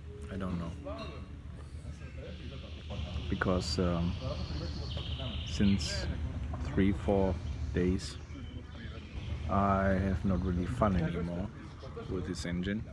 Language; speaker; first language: English; non-native, fluent; German